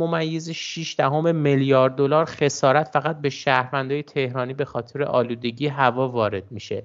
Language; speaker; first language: Persian; native; Persian